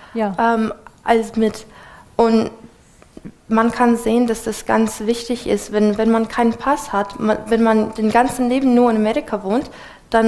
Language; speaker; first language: German; non-native, fluent; English